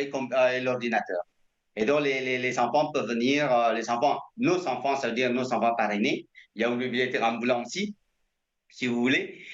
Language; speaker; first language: French; non-native, fluent; Indonesian